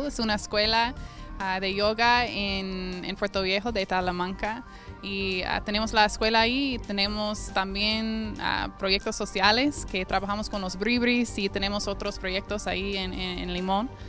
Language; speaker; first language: Spanish; non-native, fluent; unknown